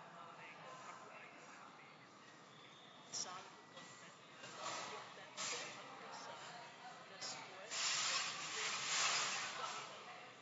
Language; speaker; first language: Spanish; non-native, learner; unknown